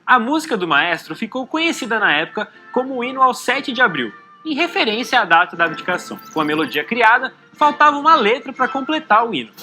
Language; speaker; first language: Portuguese; native; Portuguese